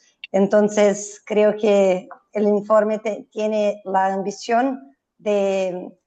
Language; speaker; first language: Spanish; non-native, fluent; Portuguese